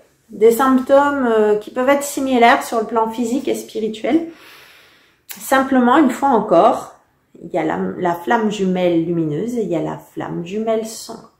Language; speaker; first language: French; native; French